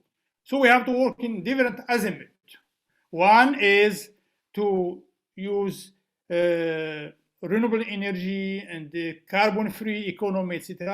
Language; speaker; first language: English; non-native, fluent; Arabic